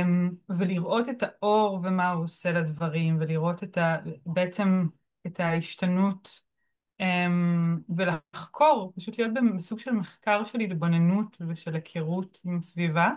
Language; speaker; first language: Hebrew; native; Hebrew